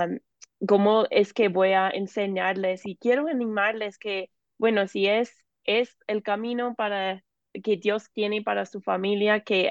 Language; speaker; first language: Spanish; non-native, fluent; English